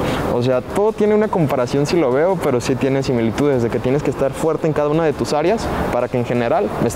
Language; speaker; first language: Spanish; native; Spanish